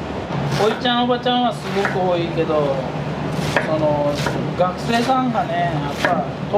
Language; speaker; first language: Japanese; native; Japanese